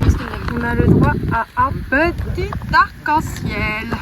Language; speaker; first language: French; native; French